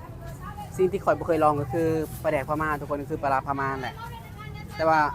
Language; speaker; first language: Thai; non-native, local second language; Northeastern Thai